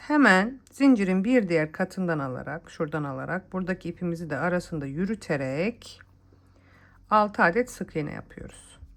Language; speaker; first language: Turkish; native; Turkish